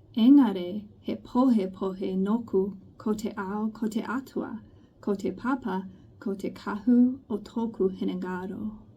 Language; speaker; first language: Māori; non-native, local second language; English